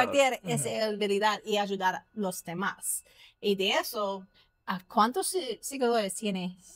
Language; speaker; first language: Spanish; non-native, fluent; English